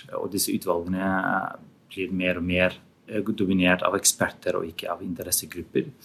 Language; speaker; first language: Norwegian; non-native, fluent; Albanian